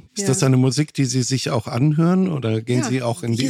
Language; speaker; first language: German; native; German